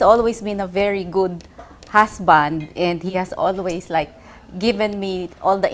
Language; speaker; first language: English; non-native, local second language; Filipino